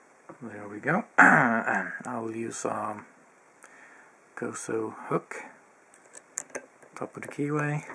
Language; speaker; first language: English; native; English